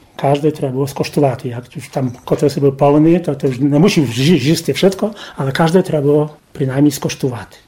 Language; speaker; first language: Polish; non-native, local second language; Rusyn